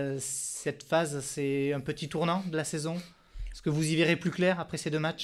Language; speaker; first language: French; native; French